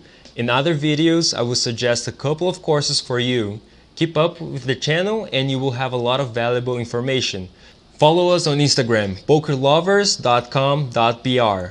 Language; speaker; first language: English; non-native, fluent; Portuguese